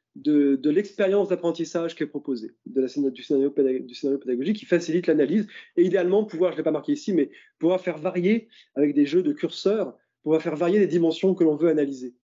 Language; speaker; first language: French; native; French